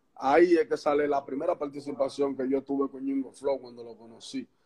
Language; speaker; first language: Spanish; native; Spanish